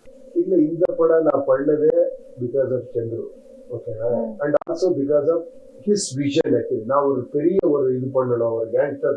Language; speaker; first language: Tamil; non-native, learner; Kannada